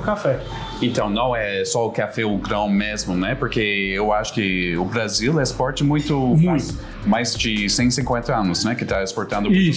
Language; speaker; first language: Portuguese; non-native, fluent; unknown